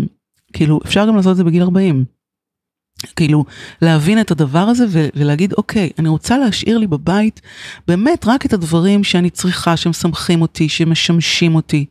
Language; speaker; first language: Hebrew; native; Hebrew